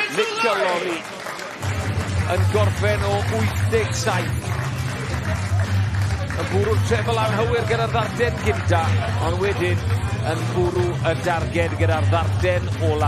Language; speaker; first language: Welsh; native; Welsh